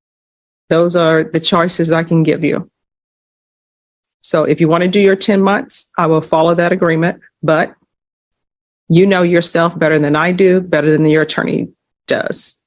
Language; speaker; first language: English; native; English